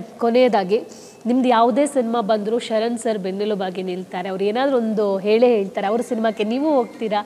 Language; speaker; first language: Kannada; native; Kannada